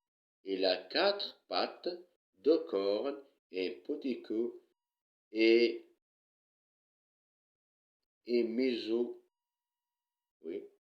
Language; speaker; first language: French; non-native, local second language; Arabic